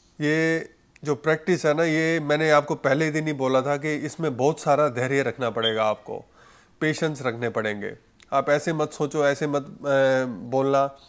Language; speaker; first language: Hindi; native; Hindi